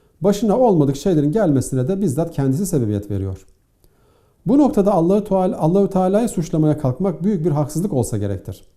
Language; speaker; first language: Turkish; native; Turkish